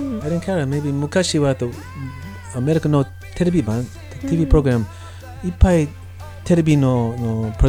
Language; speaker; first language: Japanese; non-native, learner; English